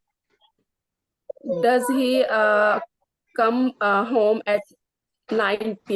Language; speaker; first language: English; non-native, learner; Hindi